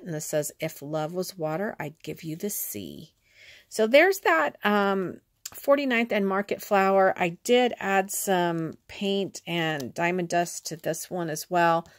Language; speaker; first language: English; native; English